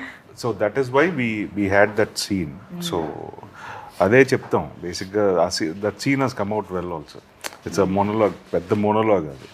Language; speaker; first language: Telugu; native; Telugu